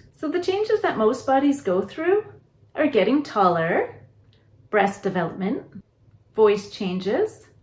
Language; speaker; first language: English; native; English